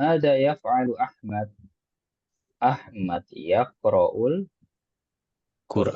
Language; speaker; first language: Arabic; non-native, fluent; Indonesian